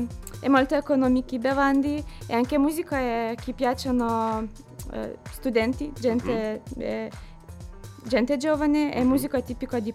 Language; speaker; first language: Italian; non-native, learner; Lithuanian